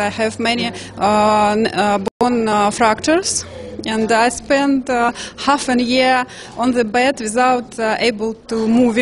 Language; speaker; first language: English; non-native, learner; Russian